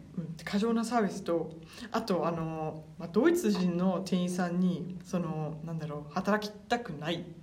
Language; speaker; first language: Japanese; early bilingual, other home language; German